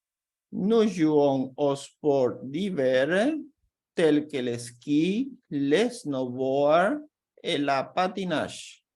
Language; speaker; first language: French; non-native, fluent; Portuguese